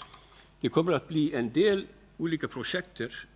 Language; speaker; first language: Swedish; non-native, fluent; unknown